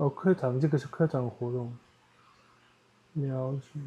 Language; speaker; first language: Chinese; non-native, learner; Dutch